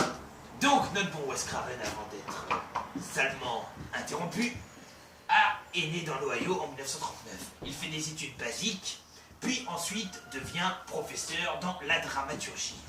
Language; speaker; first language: French; native; French